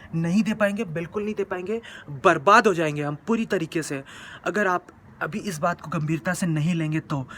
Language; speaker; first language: Hindi; native; Hindi